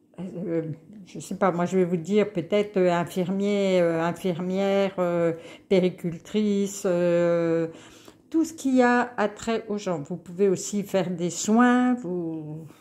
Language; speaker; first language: French; native; French